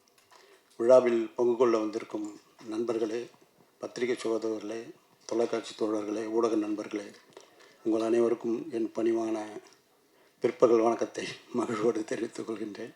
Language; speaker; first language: Tamil; native; Tamil